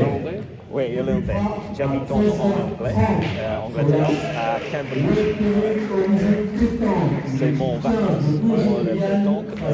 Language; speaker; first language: French; non-native, learner; English